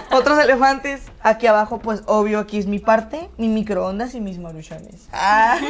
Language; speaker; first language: Spanish; native; Spanish